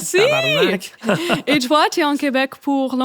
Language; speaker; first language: French; non-native, fluent; English